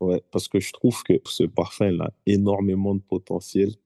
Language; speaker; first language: French; native; French